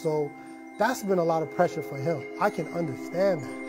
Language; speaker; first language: English; native; English